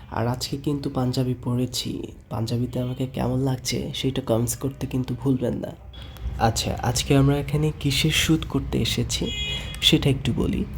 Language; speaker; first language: Bangla; non-native, local second language; Chakma